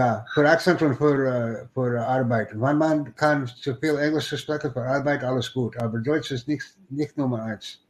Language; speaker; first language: German; non-native, learner; English